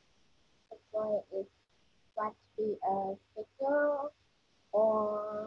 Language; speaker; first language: English; non-native, learner; Vietnamese